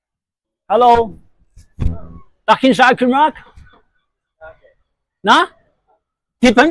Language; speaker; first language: Welsh; non-native, learner; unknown